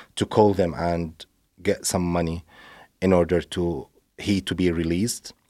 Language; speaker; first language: English; non-native, fluent; Arabic